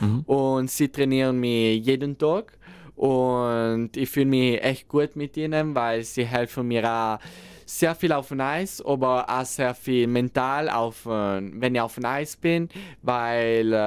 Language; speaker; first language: German; non-native, local second language; Italian